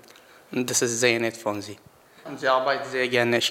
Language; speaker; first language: German; non-native, learner; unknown